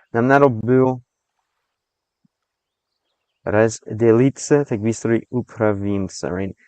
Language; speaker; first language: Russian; non-native, learner; English